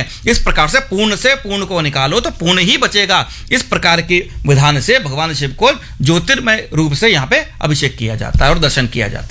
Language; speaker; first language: Hindi; native; Hindi